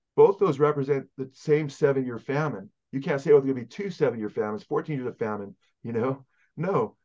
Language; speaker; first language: English; native; English